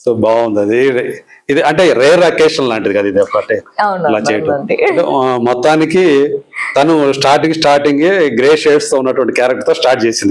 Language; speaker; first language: Telugu; native; Telugu